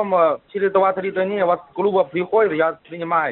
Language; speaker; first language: Russian; non-native, learner; Chinese